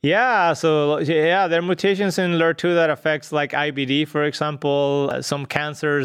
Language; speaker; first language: English; non-native, fluent; Spanish